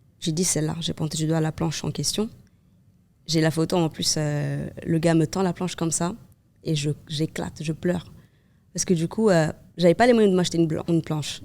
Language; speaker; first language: French; non-native, fluent; Kabuverdianu